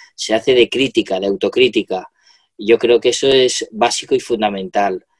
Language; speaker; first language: Spanish; native; Spanish